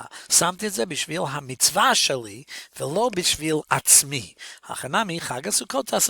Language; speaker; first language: Hebrew; non-native, fluent; English